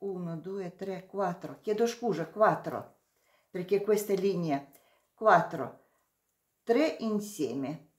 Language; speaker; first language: Italian; non-native, learner; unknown